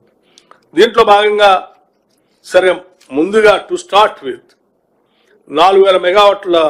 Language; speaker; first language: Telugu; native; Telugu